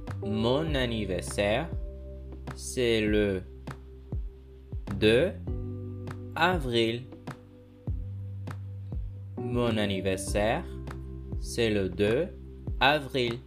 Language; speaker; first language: French; non-native, fluent; Portuguese